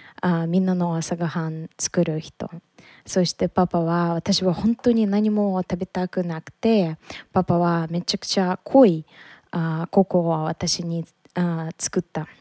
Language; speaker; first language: Japanese; non-native, learner; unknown